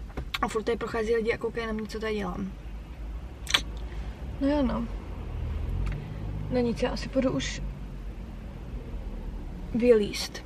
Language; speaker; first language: Czech; native; Czech